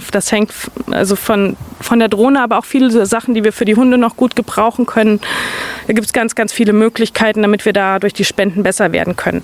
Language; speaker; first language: German; native; German